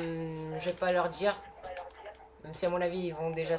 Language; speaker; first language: French; native; French